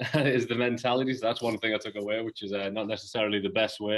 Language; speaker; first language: English; native; English